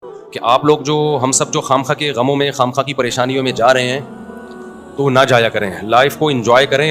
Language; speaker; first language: Urdu; native; Urdu